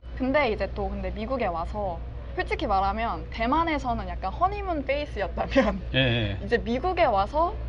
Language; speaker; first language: Korean; native; Korean